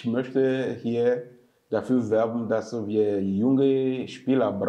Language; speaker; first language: German; non-native, fluent; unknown